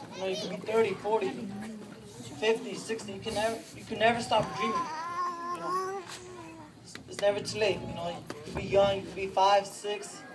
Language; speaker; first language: English; early bilingual, other home language; Spanish